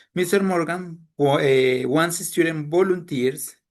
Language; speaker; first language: English; non-native, fluent; Spanish